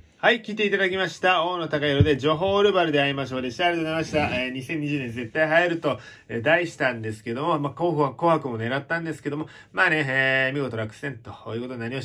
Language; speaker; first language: Japanese; native; Japanese